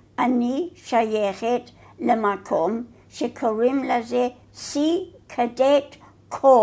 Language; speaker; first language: Hebrew; non-native, fluent; English